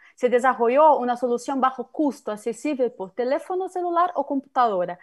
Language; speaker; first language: Portuguese; native; Portuguese